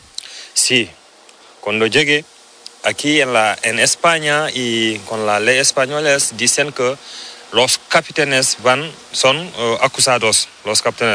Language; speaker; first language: Spanish; non-native, learner; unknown